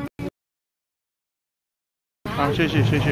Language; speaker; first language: Chinese; non-native, learner; English